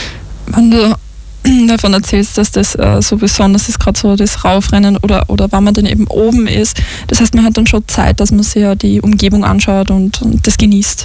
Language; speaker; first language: German; native; German